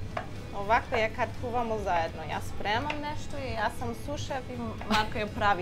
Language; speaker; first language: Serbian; non-native, learner; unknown